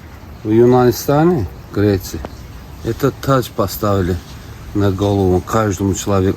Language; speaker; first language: Russian; non-native, local second language; Azerbaijani